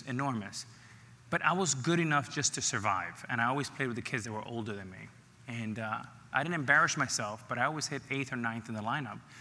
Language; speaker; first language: English; native; English